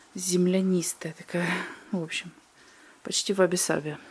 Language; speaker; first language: Ukrainian; non-native, local second language; Russian